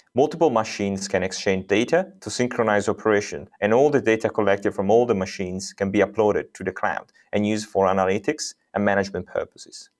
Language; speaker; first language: English; non-native, fluent; Italian